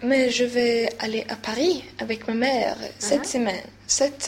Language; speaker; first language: French; non-native, learner; Swedish